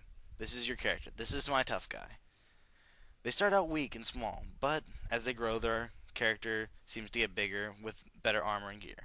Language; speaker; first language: English; native; English